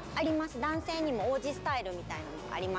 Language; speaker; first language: Japanese; native; Japanese